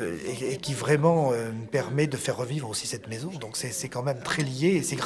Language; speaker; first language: French; native; French